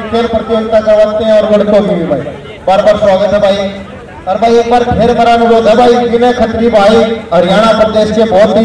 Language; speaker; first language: Hindi; native; Hindi